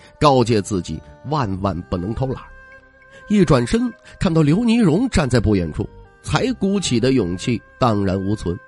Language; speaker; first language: Chinese; native; Chinese